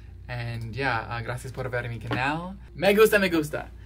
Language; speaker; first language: Spanish; non-native, learner; English